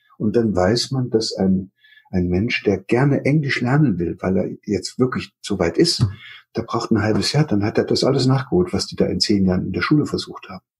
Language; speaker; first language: German; native; German